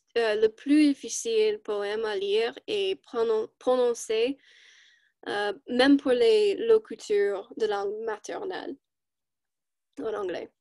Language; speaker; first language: French; non-native, learner; English